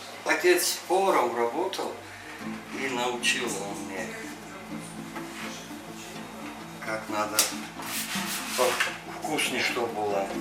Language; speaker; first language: Russian; non-native, local second language; Georgian